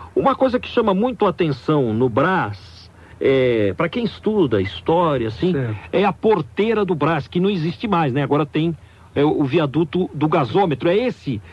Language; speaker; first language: Portuguese; native; Portuguese